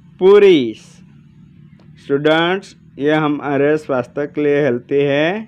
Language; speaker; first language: Hindi; non-native, local second language; Gujarati